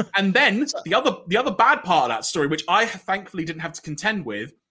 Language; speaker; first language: English; native; English